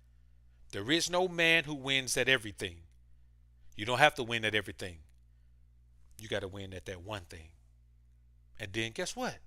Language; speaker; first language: English; native; English